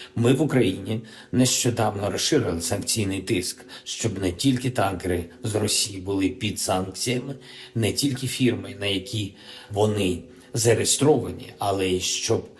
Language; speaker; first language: Ukrainian; non-native, local second language; Russian